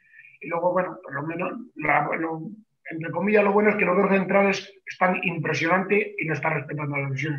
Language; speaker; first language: Spanish; native; Spanish